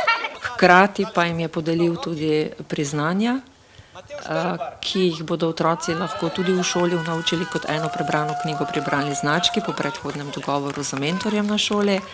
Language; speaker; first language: Slovenian; native; Slovenian